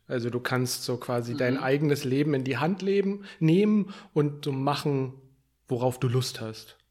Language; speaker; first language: German; native; German